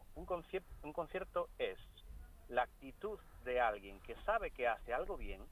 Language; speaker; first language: Spanish; non-native, local second language; Galician